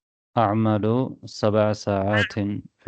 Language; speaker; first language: Arabic; non-native, fluent; Tamil